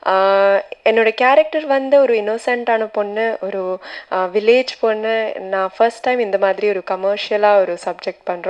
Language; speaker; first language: Tamil; non-native, learner; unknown